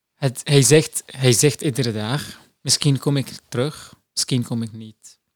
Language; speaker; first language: Dutch; non-native, fluent; Arabic